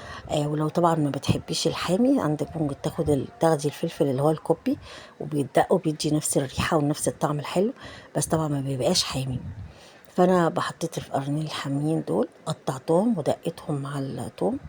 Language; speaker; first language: Arabic; native; Arabic